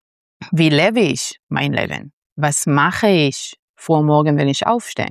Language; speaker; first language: German; non-native, fluent; Hebrew